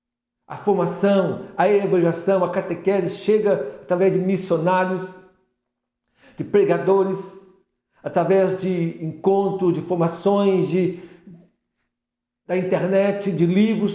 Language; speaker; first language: Portuguese; native; Portuguese